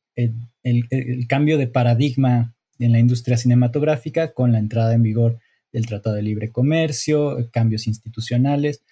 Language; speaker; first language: Spanish; native; Spanish